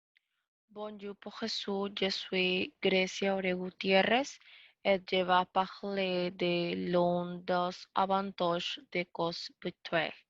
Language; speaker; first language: French; non-native, learner; Spanish